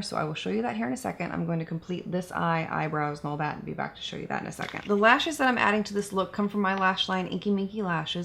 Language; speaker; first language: English; native; English